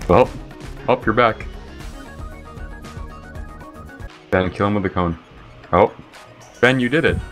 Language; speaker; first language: English; native; English